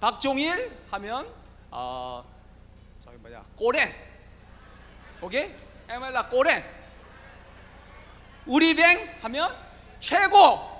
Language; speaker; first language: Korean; non-native, fluent; Vietnamese